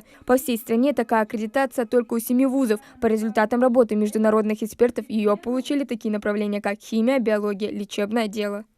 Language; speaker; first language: Russian; native; Russian